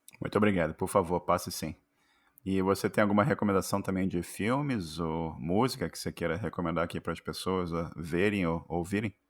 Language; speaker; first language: Portuguese; native; Portuguese